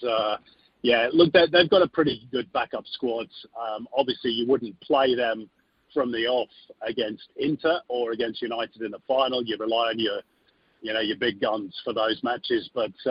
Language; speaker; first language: English; native; English